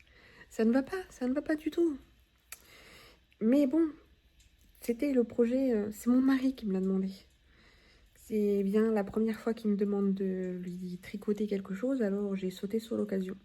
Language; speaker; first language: French; native; French